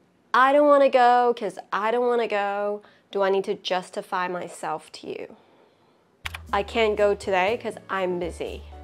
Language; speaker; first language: English; non-native, local second language; Cantonese